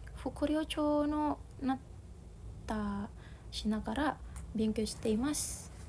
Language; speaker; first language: Japanese; non-native, learner; Indonesian